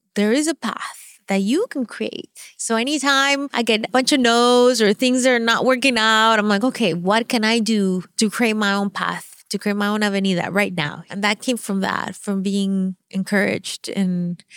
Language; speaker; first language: English; non-native, fluent; Spanish